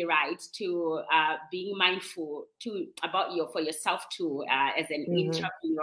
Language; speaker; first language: English; non-native, local second language; Shona